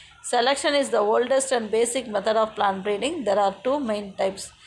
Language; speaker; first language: English; non-native, local second language; Tamil